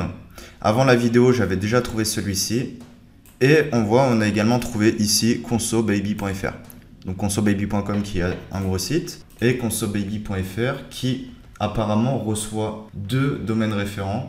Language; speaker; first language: French; native; French